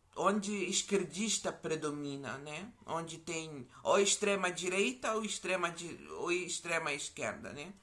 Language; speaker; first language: Portuguese; non-native, fluent; Ukrainian